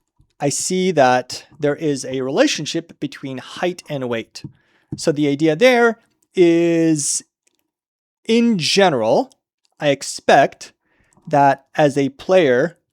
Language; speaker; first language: English; native; English